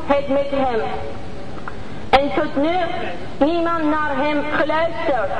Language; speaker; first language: Dutch; non-native, learner; Persian